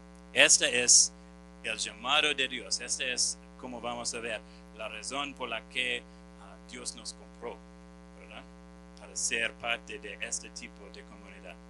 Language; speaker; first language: Spanish; non-native, fluent; English